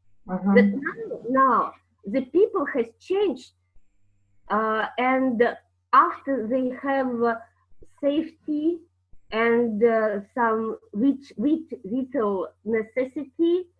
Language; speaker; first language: English; non-native, fluent; Russian